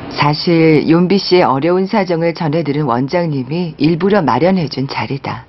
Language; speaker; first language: Korean; native; Korean